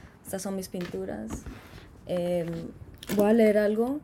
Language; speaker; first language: Spanish; early bilingual, heritage; Spanish